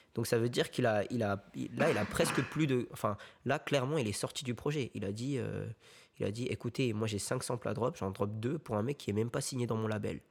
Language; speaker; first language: French; early bilingual, other home language; Korean